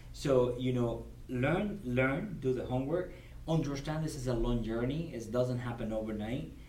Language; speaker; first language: English; non-native, fluent; Spanish